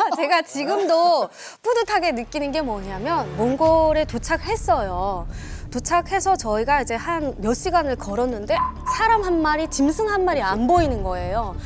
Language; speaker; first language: Korean; native; Korean